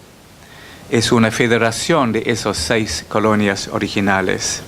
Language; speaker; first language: Spanish; non-native, fluent; English